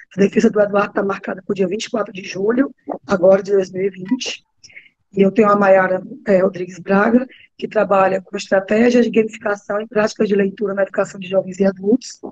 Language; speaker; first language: Portuguese; native; Portuguese